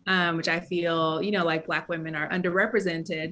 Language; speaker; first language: English; native; English